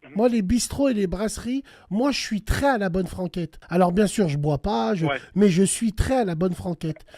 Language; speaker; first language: French; early bilingual, other home language; Arabic